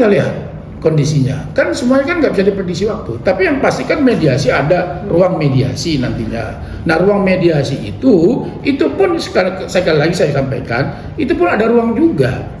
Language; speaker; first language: Indonesian; native; Indonesian